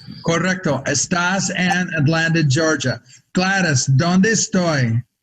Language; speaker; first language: Spanish; non-native, fluent; English